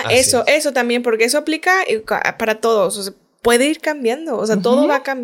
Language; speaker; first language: Spanish; native; Spanish